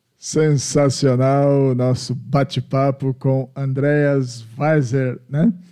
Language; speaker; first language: Portuguese; native; Portuguese